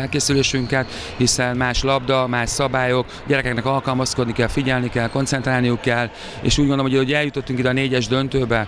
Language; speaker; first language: Hungarian; native; Hungarian